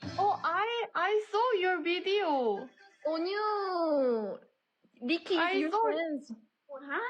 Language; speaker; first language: English; non-native, learner; Korean